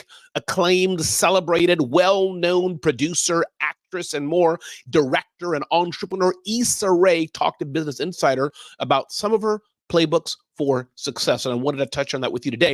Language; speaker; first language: English; native; English